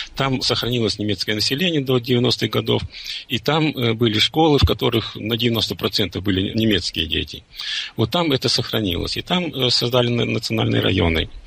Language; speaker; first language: Russian; non-native, local second language; German